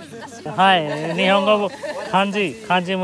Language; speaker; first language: Japanese; non-native, learner; Hindi